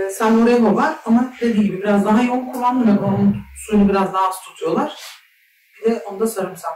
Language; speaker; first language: Turkish; native; Turkish